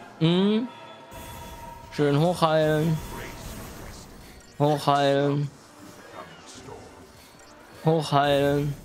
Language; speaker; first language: German; native; German